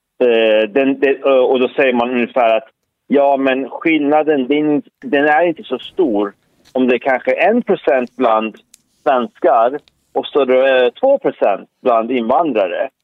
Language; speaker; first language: Swedish; early bilingual, other home language; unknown